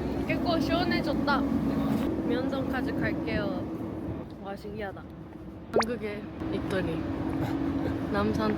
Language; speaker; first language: Korean; non-native, fluent; Japanese